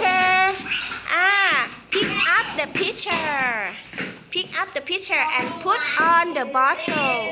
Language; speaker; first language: English; non-native, fluent; Thai